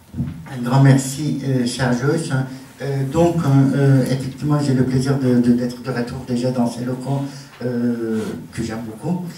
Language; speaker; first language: French; non-native, fluent; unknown